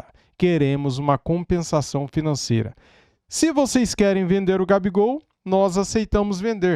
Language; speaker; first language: Portuguese; native; Portuguese